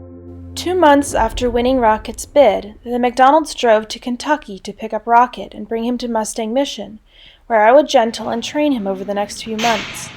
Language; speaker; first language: English; native; English